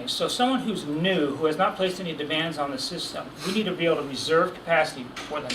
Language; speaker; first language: English; native; English